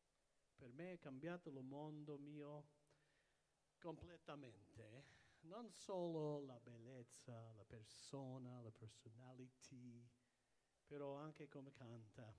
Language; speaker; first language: Italian; early bilingual, heritage; English